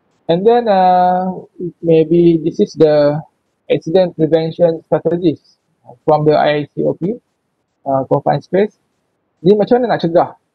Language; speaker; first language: English; non-native, local second language; Malay